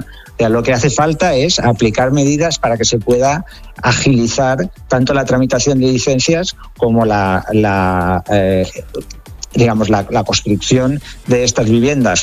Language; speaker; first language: Spanish; native; Spanish